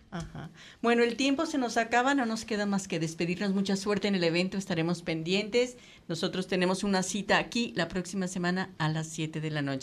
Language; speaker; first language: Spanish; native; Spanish